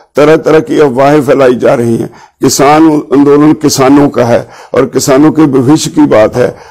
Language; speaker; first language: Hindi; non-native, local second language; Punjabi